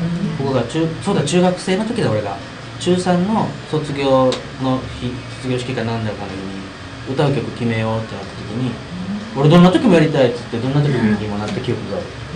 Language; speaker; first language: Japanese; native; Japanese